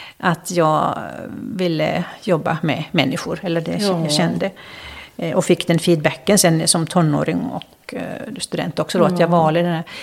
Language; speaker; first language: Swedish; non-native, local second language; Finnish